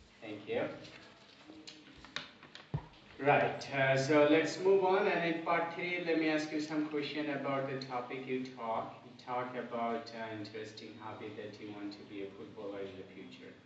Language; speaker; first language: English; non-native, local second language; Bangla